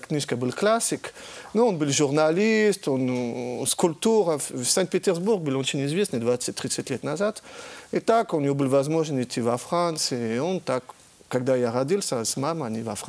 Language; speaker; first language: Russian; early bilingual, heritage; French